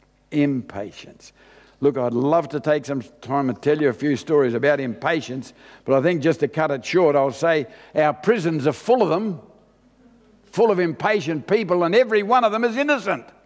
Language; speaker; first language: English; native; English